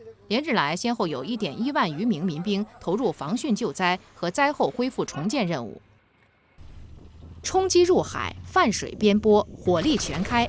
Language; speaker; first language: Chinese; native; Chinese